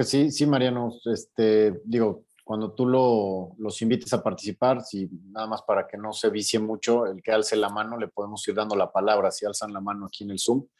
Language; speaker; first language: Spanish; native; Spanish